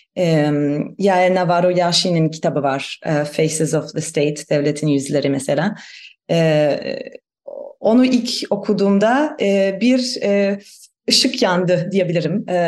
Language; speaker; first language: Turkish; non-native, fluent; German